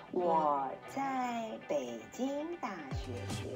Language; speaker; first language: Chinese; non-native, fluent; Japanese